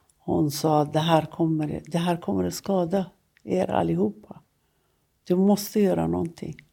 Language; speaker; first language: Swedish; non-native, fluent; Persian